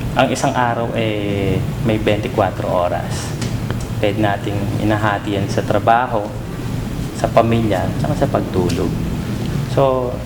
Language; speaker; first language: Filipino; non-native, local second language; Pampanga